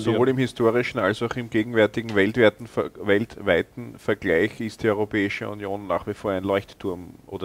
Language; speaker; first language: German; native; German